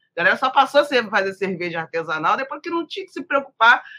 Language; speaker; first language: Portuguese; native; Portuguese